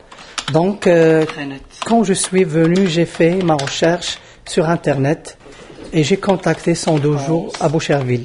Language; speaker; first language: French; non-native, local second language; Arabic